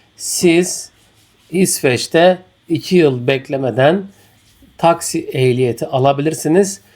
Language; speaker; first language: Turkish; native; Turkish